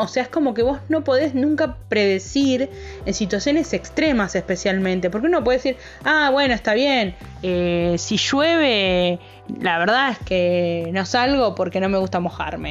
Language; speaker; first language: Spanish; native; Spanish